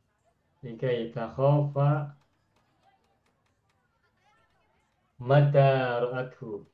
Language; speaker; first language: Arabic; non-native, fluent; Indonesian